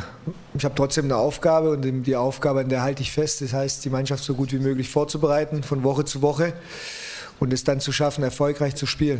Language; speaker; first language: German; early bilingual, other home language; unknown